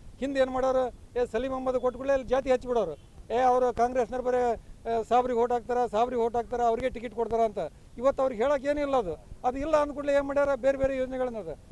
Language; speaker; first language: Kannada; native; Kannada